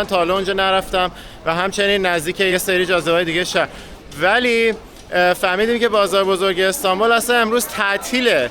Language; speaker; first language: Persian; native; Persian